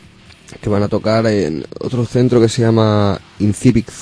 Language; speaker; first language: Spanish; non-native, learner; English